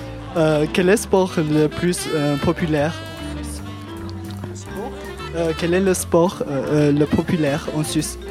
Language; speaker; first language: French; non-native, learner; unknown